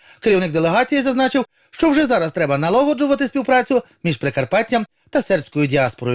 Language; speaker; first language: Ukrainian; native; Ukrainian